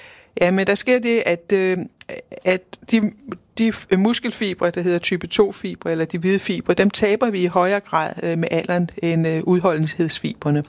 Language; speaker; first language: Danish; native; Danish